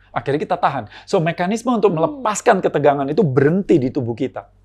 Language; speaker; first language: Indonesian; native; Indonesian